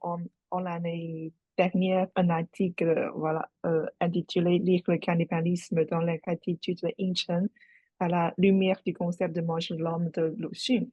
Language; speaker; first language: French; non-native, fluent; Chinese